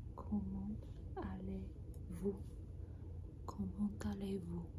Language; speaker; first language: French; non-native, learner; English